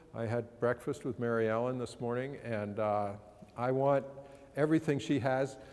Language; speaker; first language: English; native; English